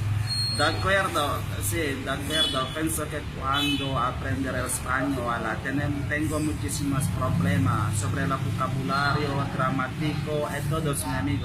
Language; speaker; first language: Spanish; non-native, learner; Indonesian